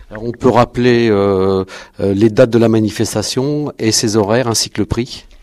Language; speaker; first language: French; native; French